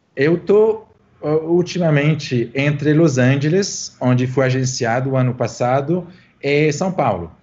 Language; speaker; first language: Portuguese; non-native, fluent; French